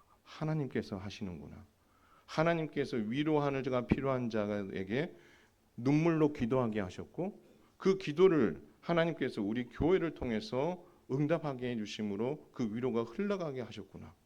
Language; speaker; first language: Korean; native; Korean